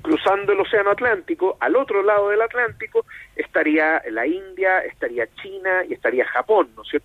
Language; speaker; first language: Spanish; native; Spanish